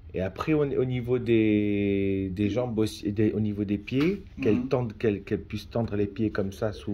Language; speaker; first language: French; native; French